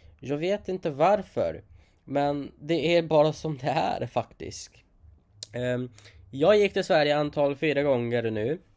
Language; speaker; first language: Swedish; non-native, fluent; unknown